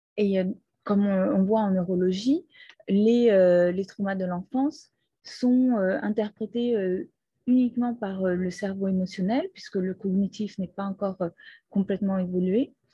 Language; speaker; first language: French; non-native, fluent; Portuguese